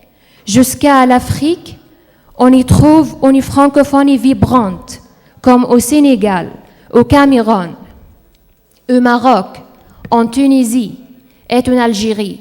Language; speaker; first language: French; non-native, learner; Arabic